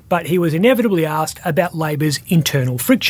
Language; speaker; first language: English; native; English